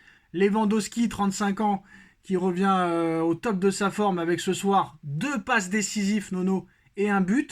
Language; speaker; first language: French; native; French